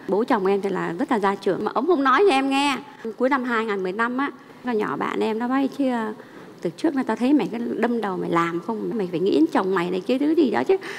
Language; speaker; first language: Vietnamese; early bilingual, heritage; Vietnamese